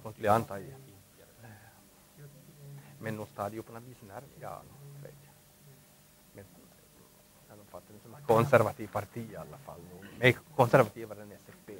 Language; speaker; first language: Swedish; native; Swedish